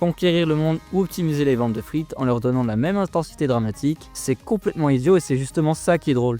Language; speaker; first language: French; native; French